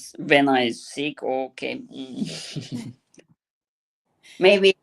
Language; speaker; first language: English; non-native, learner; Azerbaijani